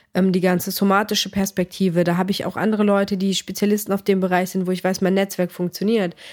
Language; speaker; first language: German; early bilingual, other home language; Greek